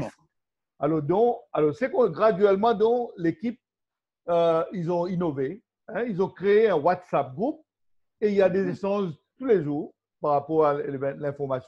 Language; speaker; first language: French; non-native, local second language; Morisyen